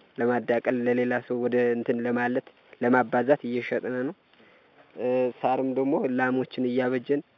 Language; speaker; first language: Amharic; native; Amharic